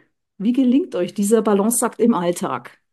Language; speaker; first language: German; native; German